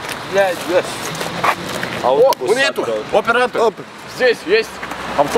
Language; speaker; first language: Russian; non-native, local second language; Latvian